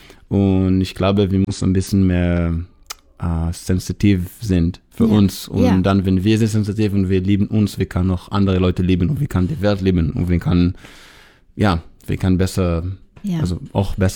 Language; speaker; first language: German; non-native, fluent; Hebrew